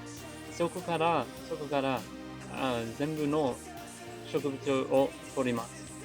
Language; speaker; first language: Japanese; non-native, learner; English